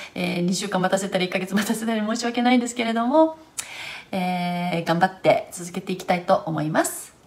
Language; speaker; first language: Japanese; early bilingual, heritage; Japanese